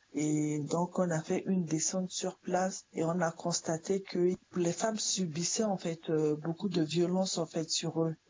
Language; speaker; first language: French; non-native, local second language; Sango